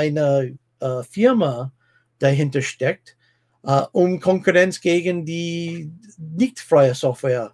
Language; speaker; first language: German; non-native, fluent; English